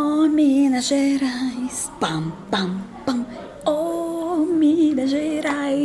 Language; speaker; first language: Portuguese; non-native, fluent; Russian